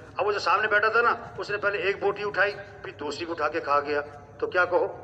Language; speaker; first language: Urdu; non-native, local second language; Pashto